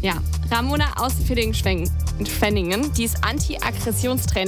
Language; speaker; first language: German; native; German